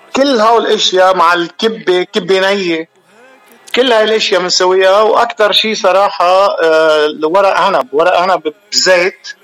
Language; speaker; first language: Arabic; native; Arabic